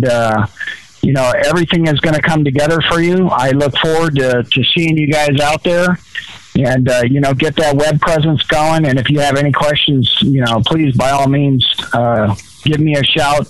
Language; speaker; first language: English; native; English